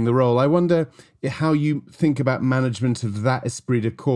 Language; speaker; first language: English; native; English